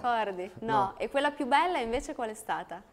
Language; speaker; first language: Italian; native; Italian